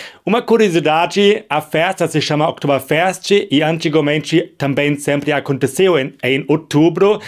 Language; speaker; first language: Portuguese; non-native, fluent; German